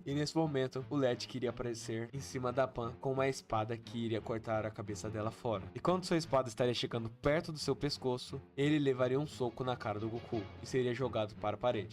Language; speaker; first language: Portuguese; native; Portuguese